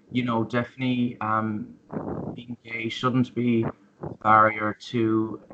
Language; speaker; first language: English; native; English